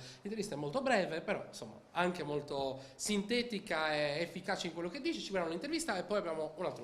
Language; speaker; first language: Italian; native; Italian